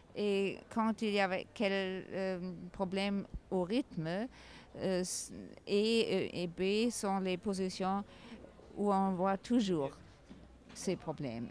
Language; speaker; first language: French; non-native, learner; German